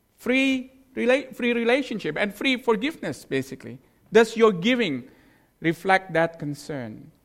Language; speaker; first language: English; non-native, fluent; Indonesian